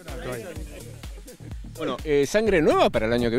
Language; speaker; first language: Spanish; native; Spanish